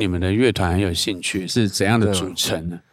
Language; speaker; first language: Chinese; native; Chinese